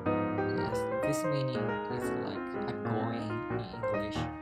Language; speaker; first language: English; non-native, learner; Japanese